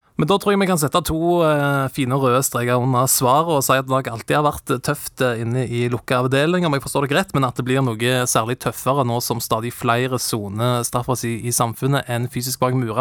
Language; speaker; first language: Norwegian; native; Norwegian